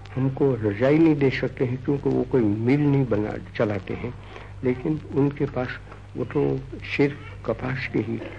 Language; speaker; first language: Hindi; non-native, local second language; Gujarati